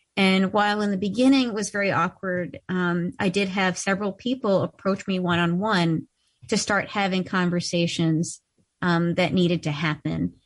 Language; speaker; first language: English; early bilingual, other home language; Ukrainian